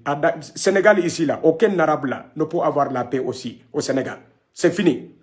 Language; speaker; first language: French; non-native, local second language; Wolof